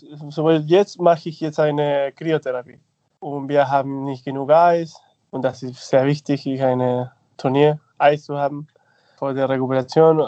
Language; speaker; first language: German; non-native, fluent; Spanish